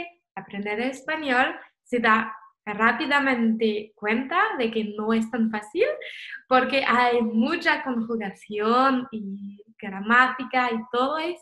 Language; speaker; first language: Spanish; non-native, fluent; French